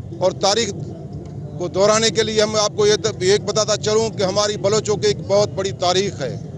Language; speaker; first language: Urdu; non-native, local second language; Baluchi